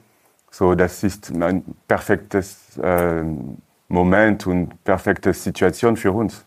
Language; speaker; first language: German; non-native, learner; French